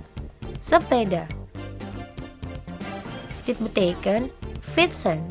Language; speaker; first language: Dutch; non-native, learner; Indonesian